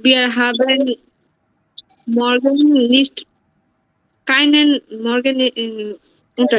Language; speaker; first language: German; non-native, learner; Bangla